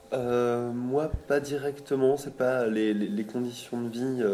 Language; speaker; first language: French; native; French